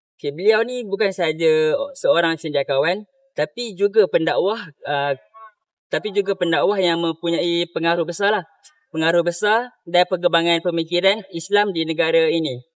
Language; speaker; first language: Malay; native; Malay